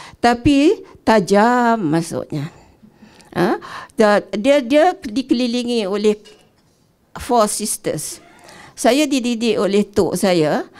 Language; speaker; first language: Malay; native; Malay